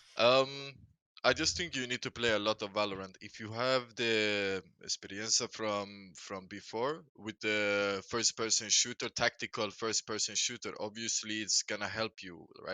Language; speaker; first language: English; non-native, fluent; Swedish